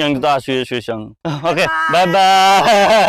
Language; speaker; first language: Chinese; non-native, learner; Bangla